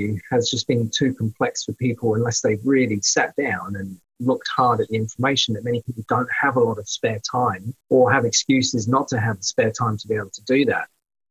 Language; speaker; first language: English; native; English